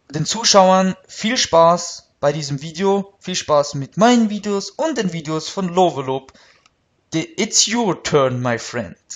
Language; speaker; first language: German; native; German